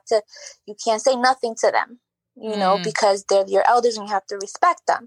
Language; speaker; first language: English; native; English